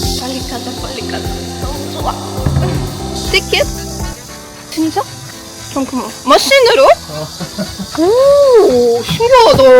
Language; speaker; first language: Korean; non-native, learner; Russian